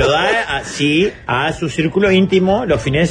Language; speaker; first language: Spanish; native; Spanish